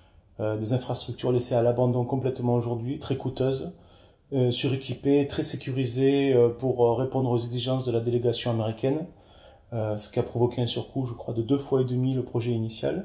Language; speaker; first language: French; native; French